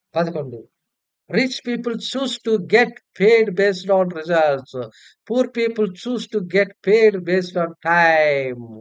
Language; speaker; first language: English; non-native, local second language; Telugu